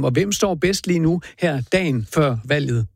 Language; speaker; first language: Danish; native; Danish